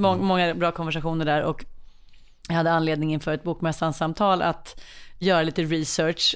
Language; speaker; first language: Swedish; native; Swedish